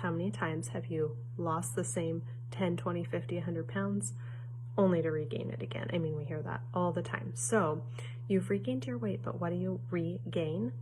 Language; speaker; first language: English; native; English